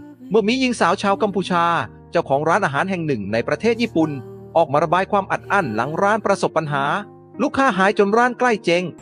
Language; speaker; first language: Thai; native; Thai